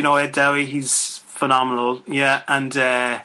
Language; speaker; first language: English; native; English